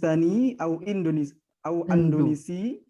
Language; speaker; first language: Arabic; non-native, learner; Indonesian